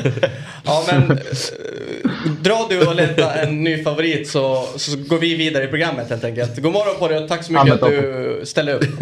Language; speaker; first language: Swedish; native; Swedish